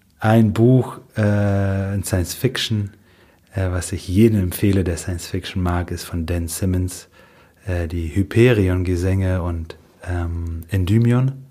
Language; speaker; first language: German; early bilingual, other home language; Russian